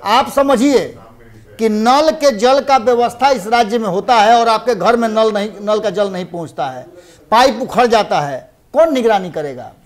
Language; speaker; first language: Hindi; native; Hindi